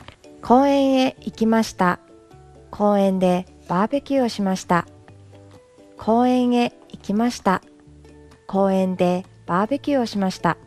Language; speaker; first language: Japanese; non-native, fluent; Mongolian